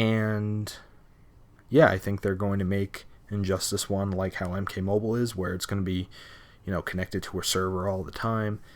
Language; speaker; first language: English; native; English